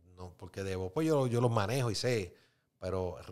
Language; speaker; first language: Spanish; native; Spanish